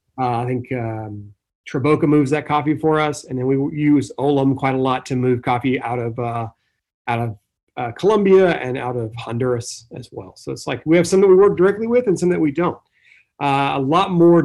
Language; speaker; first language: English; native; English